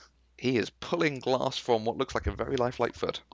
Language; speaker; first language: English; native; English